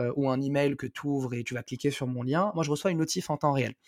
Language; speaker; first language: French; non-native, local second language; Arabic